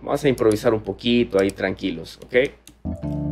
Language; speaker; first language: Spanish; native; Spanish